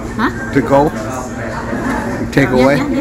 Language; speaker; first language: English; native; English